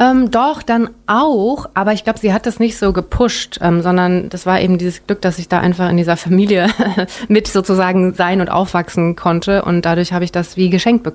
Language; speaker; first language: German; native; German